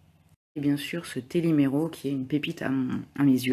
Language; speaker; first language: French; native; French